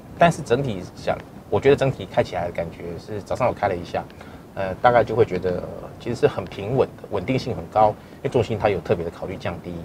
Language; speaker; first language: Chinese; native; Chinese